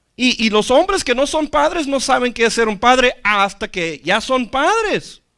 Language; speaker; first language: Spanish; non-native, fluent; English